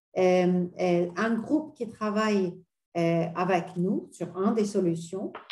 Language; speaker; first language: French; non-native, fluent; Swedish